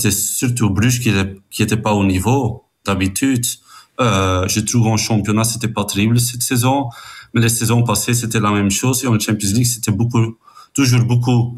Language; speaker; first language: French; non-native, fluent; Dutch